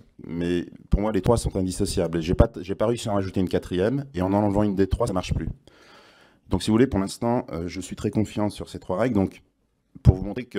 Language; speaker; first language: French; native; French